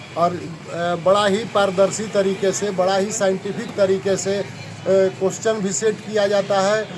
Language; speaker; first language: Hindi; native; Hindi